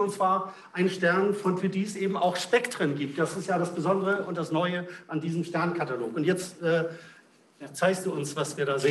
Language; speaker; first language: German; native; German